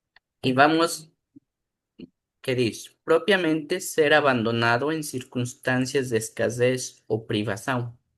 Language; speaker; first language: Spanish; non-native, learner; Portuguese